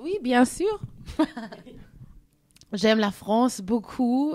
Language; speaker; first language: French; non-native, learner; German